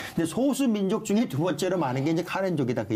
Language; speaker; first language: Korean; native; Korean